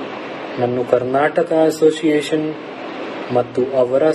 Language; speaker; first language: Kannada; non-native, learner; Hindi